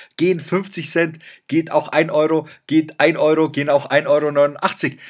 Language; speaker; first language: German; native; German